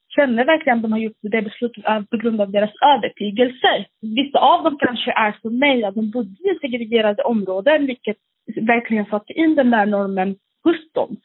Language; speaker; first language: Swedish; early bilingual, other home language; Arabic